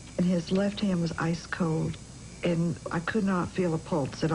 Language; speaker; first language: English; native; English